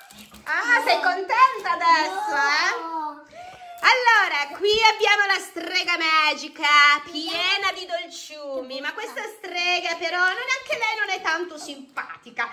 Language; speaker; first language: Italian; native; Italian